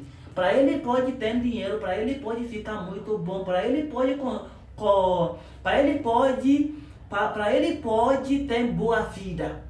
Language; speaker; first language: Portuguese; non-native, learner; Yoruba